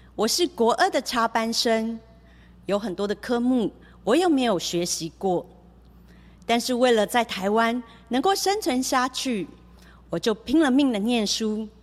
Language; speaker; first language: Chinese; early bilingual, heritage; Chinese